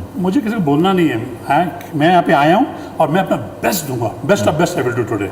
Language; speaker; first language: Hindi; native; Hindi